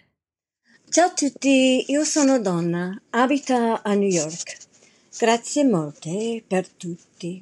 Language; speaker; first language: Italian; non-native, learner; English